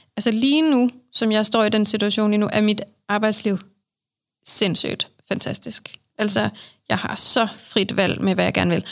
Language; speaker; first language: Danish; native; Danish